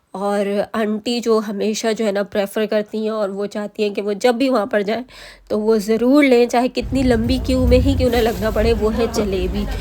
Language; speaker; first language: Urdu; native; Urdu